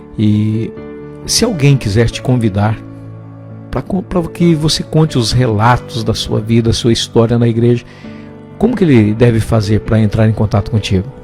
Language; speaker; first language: Portuguese; native; Portuguese